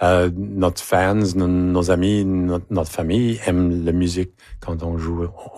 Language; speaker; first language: French; native; French